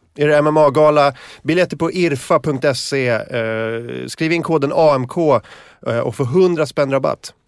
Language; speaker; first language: Swedish; native; Swedish